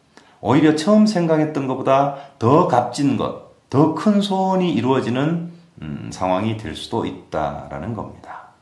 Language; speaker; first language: Korean; native; Korean